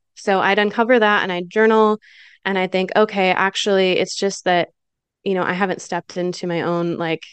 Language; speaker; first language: English; native; English